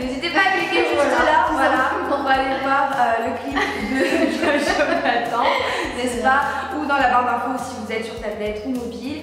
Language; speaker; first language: French; native; French